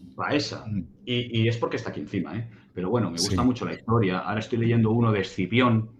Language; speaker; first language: Spanish; native; Spanish